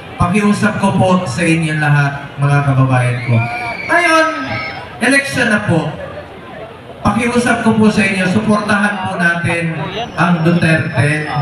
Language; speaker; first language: Filipino; non-native, local second language; Cebuano